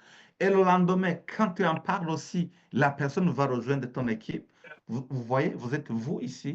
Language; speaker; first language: French; native; French